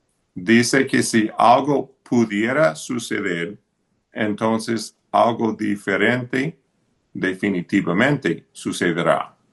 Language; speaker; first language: Spanish; non-native, fluent; English